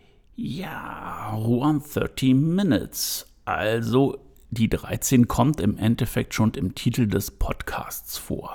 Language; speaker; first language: German; native; German